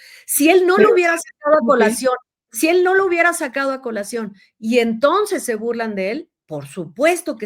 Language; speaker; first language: Spanish; native; Spanish